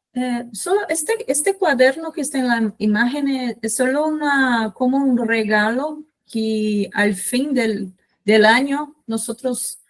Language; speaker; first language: Spanish; non-native, fluent; Portuguese